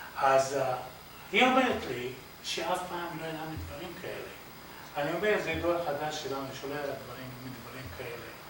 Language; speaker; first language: Hebrew; early bilingual, other home language; Arabic